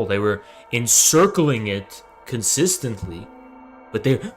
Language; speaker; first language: English; native; English